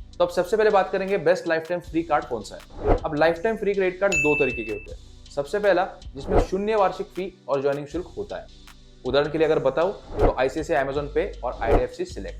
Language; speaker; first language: Hindi; native; Hindi